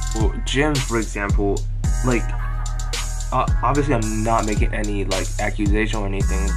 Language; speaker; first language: English; non-native, fluent; Chinese